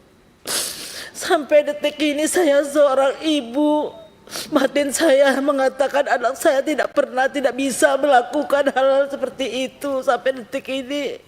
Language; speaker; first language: Indonesian; non-native, local second language; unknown